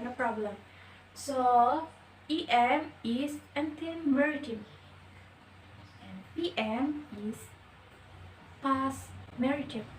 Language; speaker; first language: English; non-native, learner; Indonesian